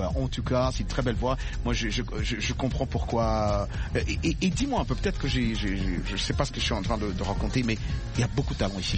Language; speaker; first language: French; non-native, local second language; Lingala